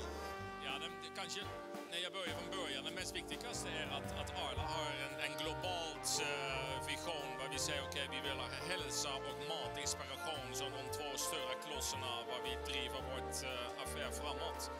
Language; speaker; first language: Swedish; non-native, fluent; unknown